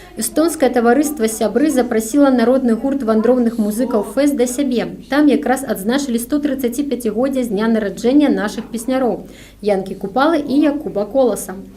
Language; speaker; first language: Belarusian; native; Belarusian